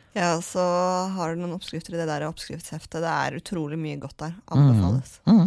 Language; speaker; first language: Norwegian; native; Norwegian